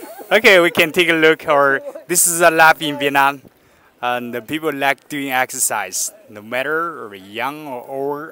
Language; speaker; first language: English; non-native, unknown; Chinese